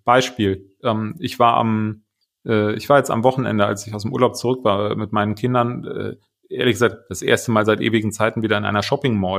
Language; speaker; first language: German; native; German